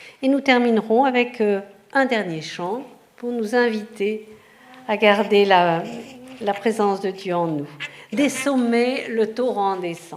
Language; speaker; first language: French; native; French